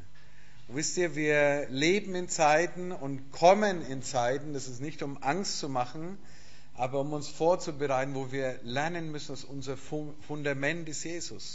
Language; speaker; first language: German; native; German